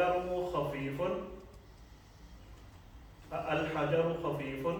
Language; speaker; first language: Arabic; non-native, fluent; Urdu